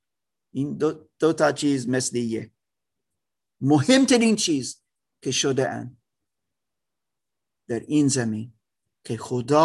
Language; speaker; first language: Persian; non-native, learner; German